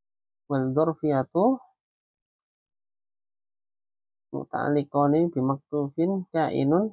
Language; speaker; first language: Arabic; non-native, fluent; Indonesian